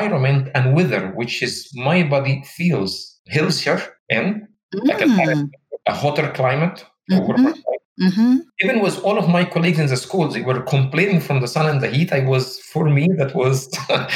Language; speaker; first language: English; non-native, fluent; Arabic